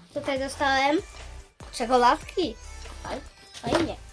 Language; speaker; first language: Polish; early bilingual, heritage; Polish